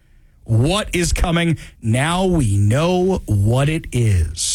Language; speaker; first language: English; native; English